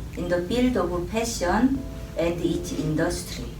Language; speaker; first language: English; non-native, learner; Korean